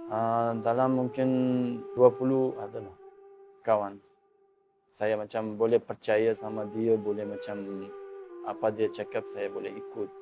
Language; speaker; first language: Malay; non-native, learner; Uzbek